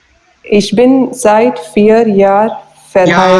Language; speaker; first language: German; non-native, learner; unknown